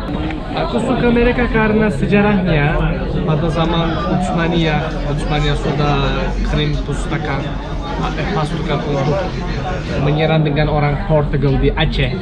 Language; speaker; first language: Indonesian; non-native, learner; Turkish